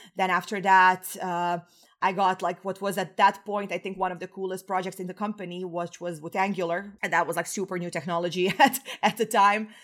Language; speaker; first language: English; non-native, fluent; Croatian